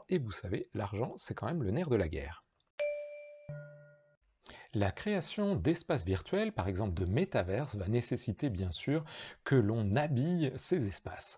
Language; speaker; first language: French; native; French